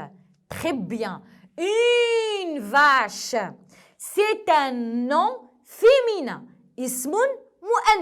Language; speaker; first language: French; non-native, local second language; Arabic